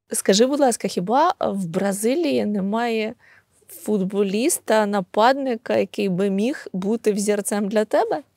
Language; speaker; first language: Ukrainian; native; Ukrainian